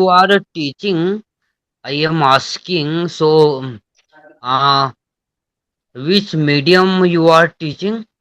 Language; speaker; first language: English; non-native, learner; Hindi